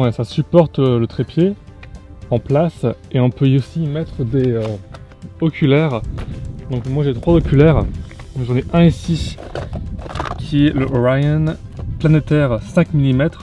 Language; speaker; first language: French; native; French